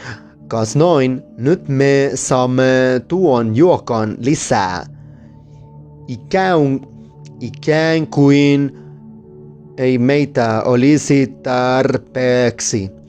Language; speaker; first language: Finnish; non-native, learner; Spanish